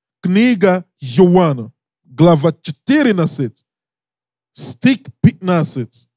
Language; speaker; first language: Russian; non-native, learner; English